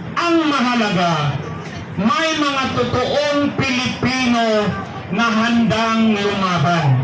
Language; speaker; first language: Filipino; non-native, local second language; Cebuano